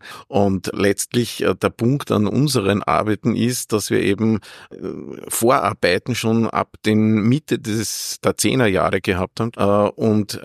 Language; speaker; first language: German; native; German